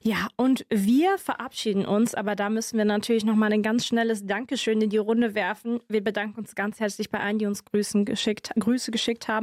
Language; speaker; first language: German; native; German